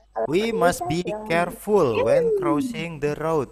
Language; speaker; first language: English; non-native, fluent; Indonesian